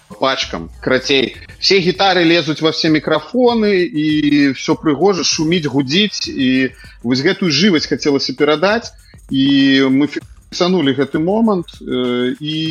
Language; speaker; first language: Belarusian; native; Belarusian